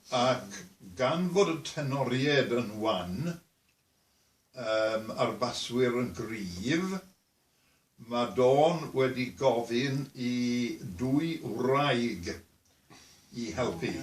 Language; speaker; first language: Welsh; native; Welsh